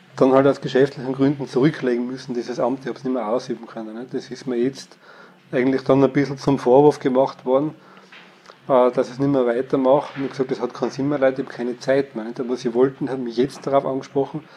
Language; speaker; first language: German; native; German